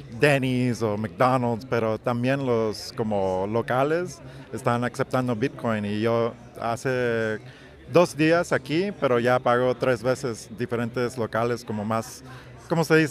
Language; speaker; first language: Spanish; non-native, learner; English